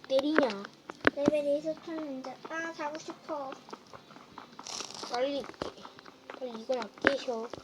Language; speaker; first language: Korean; native; Korean